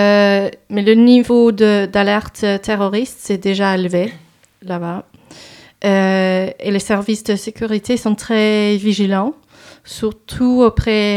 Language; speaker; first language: French; non-native, fluent; English